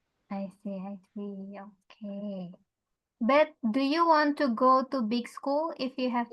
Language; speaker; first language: English; non-native, fluent; Indonesian